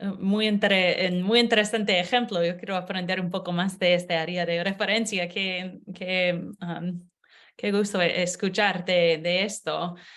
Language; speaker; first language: Spanish; non-native, learner; English